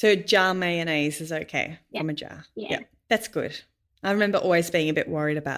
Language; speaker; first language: English; native; English